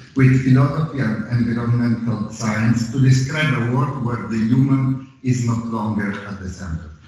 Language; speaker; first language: English; non-native, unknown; Italian